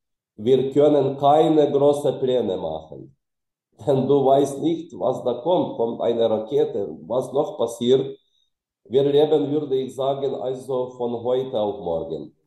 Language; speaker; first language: German; non-native, fluent; Ukrainian